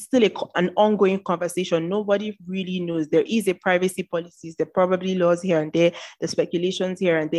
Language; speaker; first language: English; non-native, local second language; Yoruba